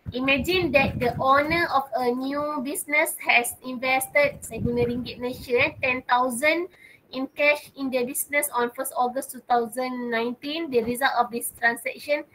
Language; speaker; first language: English; non-native, local second language; Malay